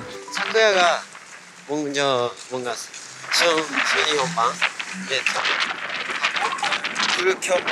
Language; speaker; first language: Korean; non-native, fluent; Japanese